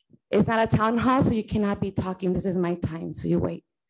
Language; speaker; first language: English; early bilingual, other home language; Spanish